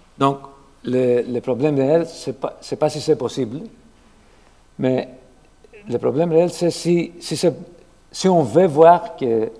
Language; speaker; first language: French; non-native, fluent; Greek